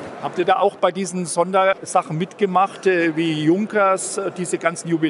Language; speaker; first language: German; native; German